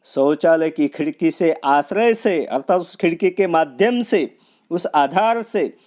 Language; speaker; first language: Hindi; non-native, local second language; Marathi